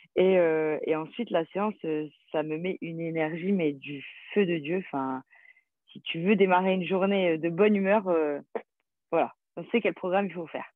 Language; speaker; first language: French; native; French